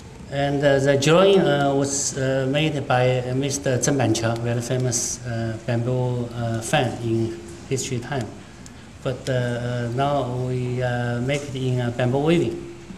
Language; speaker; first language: English; non-native, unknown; Chinese